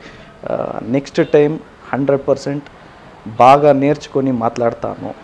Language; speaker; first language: Telugu; non-native, learner; Kannada